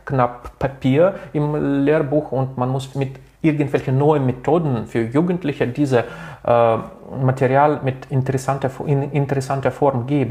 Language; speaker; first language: German; non-native, local second language; Russian